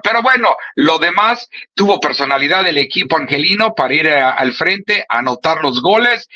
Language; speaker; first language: Spanish; native; Spanish